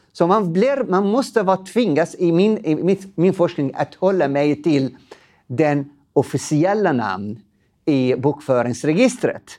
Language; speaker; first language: Swedish; non-native, fluent; Arabic